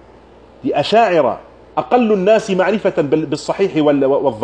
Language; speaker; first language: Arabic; non-native, fluent; German